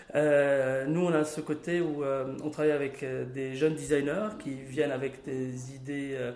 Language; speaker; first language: French; non-native, local second language; Arabic